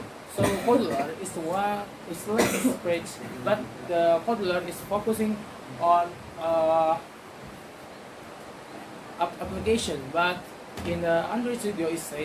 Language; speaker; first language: English; non-native, learner; Indonesian